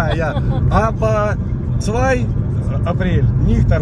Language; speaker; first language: German; non-native, learner; Ukrainian